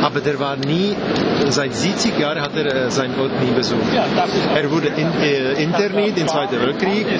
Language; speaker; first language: German; non-native, fluent; Czech